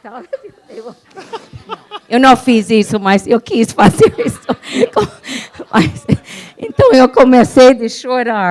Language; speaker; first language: Portuguese; non-native, fluent; English